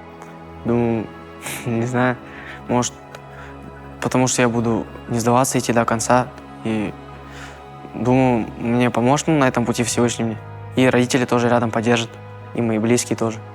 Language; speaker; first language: Russian; native; Russian